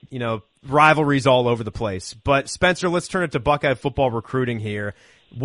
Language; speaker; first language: English; native; English